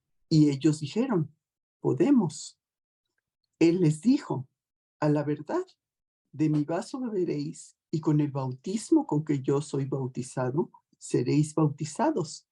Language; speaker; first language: Spanish; native; Spanish